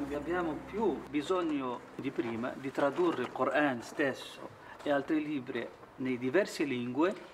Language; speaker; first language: Italian; non-native, fluent; Arabic